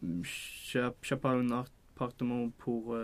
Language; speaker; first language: French; non-native, learner; Swedish